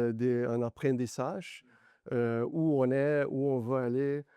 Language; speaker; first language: French; non-native, learner; Portuguese